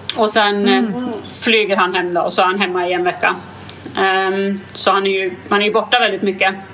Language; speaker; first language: Swedish; native; Swedish